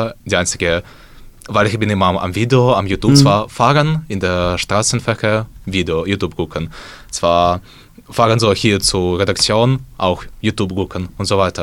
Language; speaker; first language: German; non-native, learner; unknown